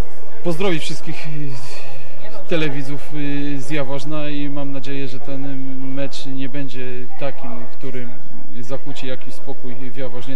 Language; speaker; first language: Polish; native; Polish